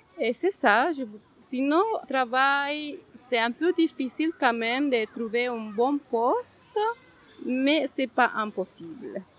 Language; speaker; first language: French; non-native, fluent; Spanish